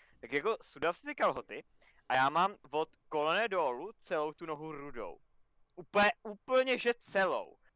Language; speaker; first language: Czech; native; Czech